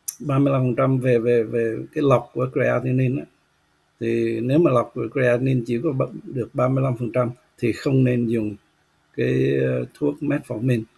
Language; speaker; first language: Vietnamese; native; Vietnamese